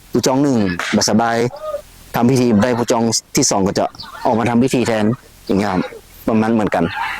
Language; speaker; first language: Thai; non-native, local second language; Lahu